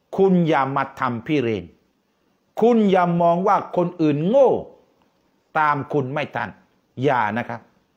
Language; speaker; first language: Thai; non-native, local second language; Pattani Malay